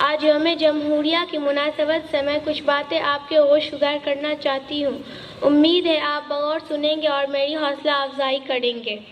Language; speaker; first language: Hindi; native; Hindi